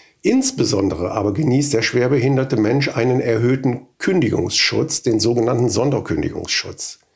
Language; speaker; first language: German; native; German